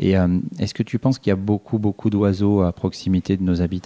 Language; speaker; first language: French; native; French